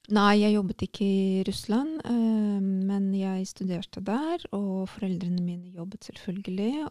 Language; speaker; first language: Norwegian; non-native, fluent; Russian